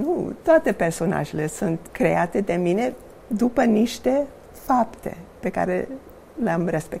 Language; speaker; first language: Romanian; non-native, fluent; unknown